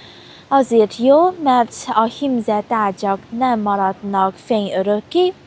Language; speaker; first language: Hungarian; non-native, learner; Chinese